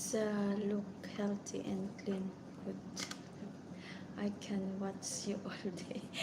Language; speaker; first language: English; non-native, learner; Bikol